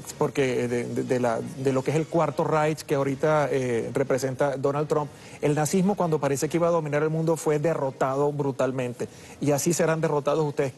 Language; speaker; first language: Spanish; early bilingual, other home language; English